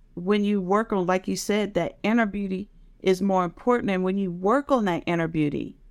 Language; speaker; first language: English; native; English